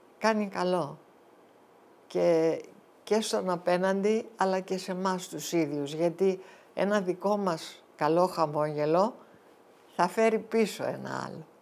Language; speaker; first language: Greek; early bilingual, heritage; Greek